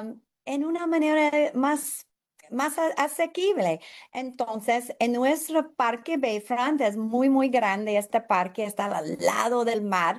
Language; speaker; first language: Spanish; non-native, fluent; English